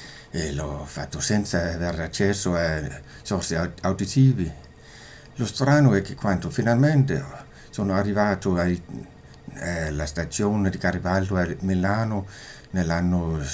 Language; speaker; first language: Italian; non-native, fluent; Danish